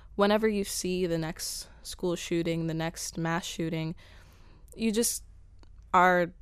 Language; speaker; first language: English; early bilingual, other home language; Spanish